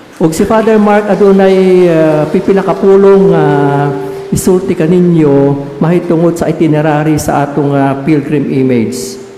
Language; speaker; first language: Cebuano; native; Cebuano